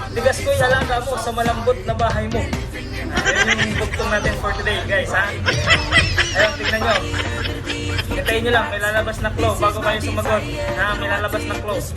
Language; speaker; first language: Filipino; non-native, local second language; Waray